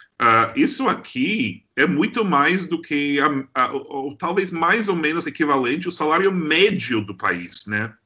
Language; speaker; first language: Portuguese; non-native, fluent; English